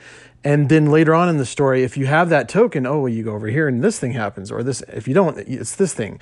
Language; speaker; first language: English; native; English